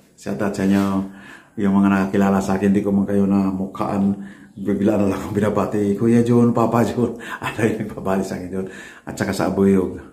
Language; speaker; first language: Filipino; non-native, local second language; Waray